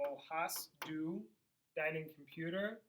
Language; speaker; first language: German; non-native, fluent; English